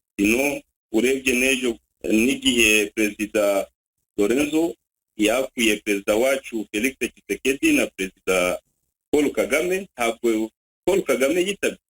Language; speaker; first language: Kinyarwanda; native; Kinyarwanda